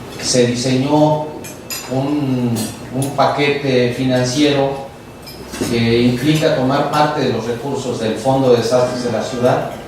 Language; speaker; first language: Spanish; native; Spanish